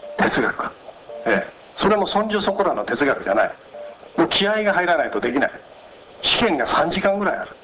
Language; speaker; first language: Japanese; native; Japanese